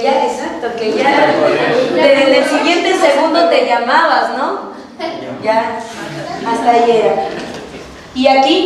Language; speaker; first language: Spanish; native; Spanish